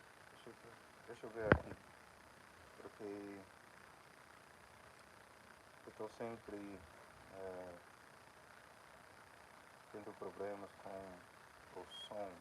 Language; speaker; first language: Portuguese; non-native, fluent; English